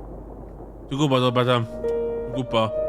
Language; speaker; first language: Welsh; native; Welsh